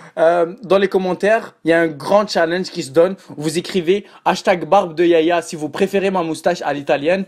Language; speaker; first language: French; native; French